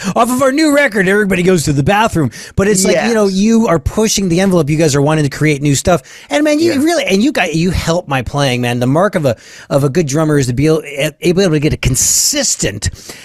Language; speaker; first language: English; native; English